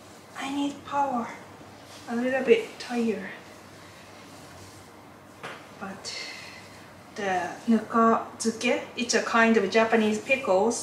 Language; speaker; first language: English; non-native, learner; Japanese